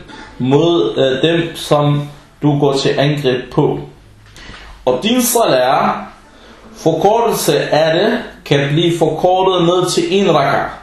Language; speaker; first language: Danish; non-native, fluent; Arabic